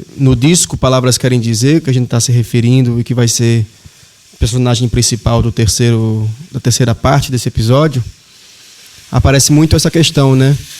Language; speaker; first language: Portuguese; native; Portuguese